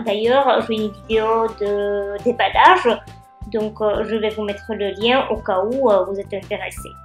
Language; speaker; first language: French; non-native, fluent; Czech